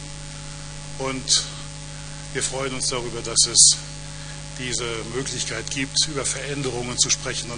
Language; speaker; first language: German; native; German